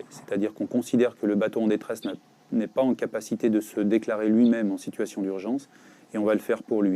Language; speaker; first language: French; native; French